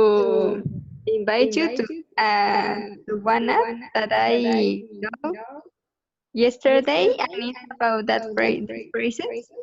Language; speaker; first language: English; non-native, learner; Spanish